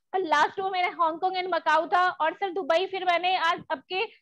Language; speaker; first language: Hindi; native; Hindi